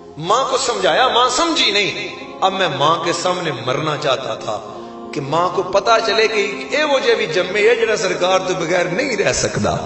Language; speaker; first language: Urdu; non-native, local second language; Punjabi